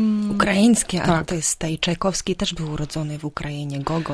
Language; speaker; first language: Polish; non-native, fluent; Ukrainian